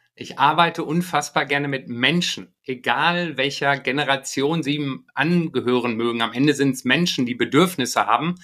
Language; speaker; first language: German; native; German